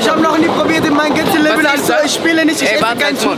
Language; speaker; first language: German; non-native, learner; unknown